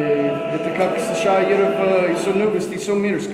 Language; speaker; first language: Russian; non-native, learner; English